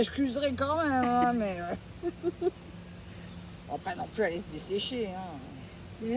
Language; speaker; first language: French; native; French